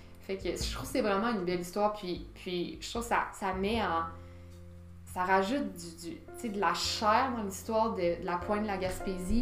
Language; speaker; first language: French; native; French